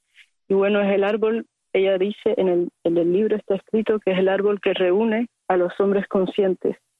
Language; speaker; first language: Spanish; early bilingual, heritage; Spanish